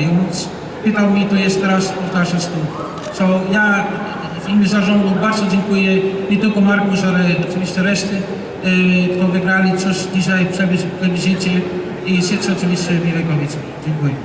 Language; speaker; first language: Polish; non-native, learner; Dutch